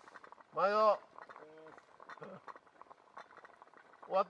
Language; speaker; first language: Japanese; native; Japanese